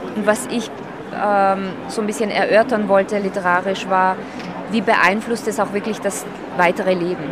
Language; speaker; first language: German; early bilingual, other home language; Slovak